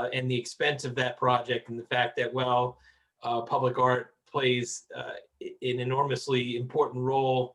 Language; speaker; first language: English; native; English